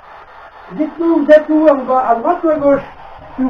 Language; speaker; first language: French; native; French